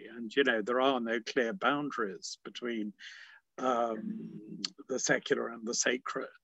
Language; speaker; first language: English; native; English